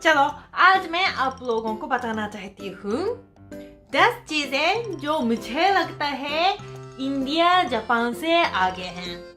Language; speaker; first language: Hindi; non-native, fluent; Japanese